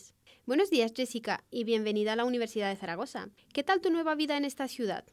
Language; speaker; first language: Spanish; native; Spanish